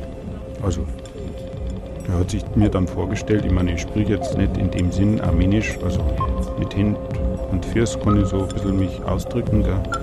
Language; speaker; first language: German; native; German